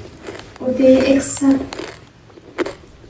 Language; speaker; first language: Swedish; non-native, learner; Amharic